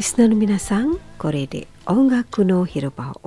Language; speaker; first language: Japanese; non-native, fluent; Indonesian